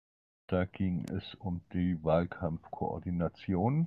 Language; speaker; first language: German; native; German